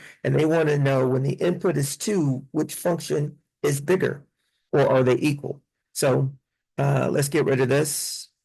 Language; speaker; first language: English; native; English